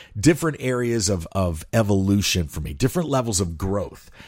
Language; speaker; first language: English; native; English